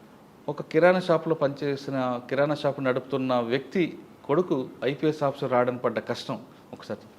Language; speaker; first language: Telugu; native; Telugu